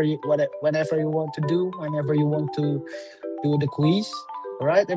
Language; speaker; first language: English; non-native, learner; Indonesian